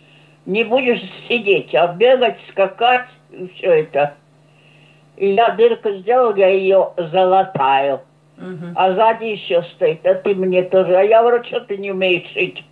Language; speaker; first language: Russian; non-native, local second language; German